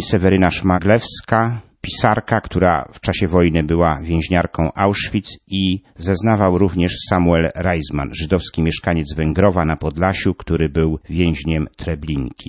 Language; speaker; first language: Polish; native; Polish